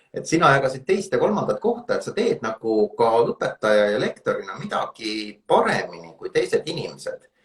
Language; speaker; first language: Estonian; native; Estonian